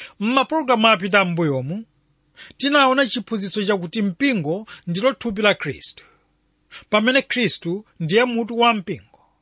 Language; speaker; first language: Nyanja; non-native, local second language; Tumbuka